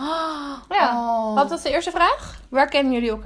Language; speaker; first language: Dutch; native; Dutch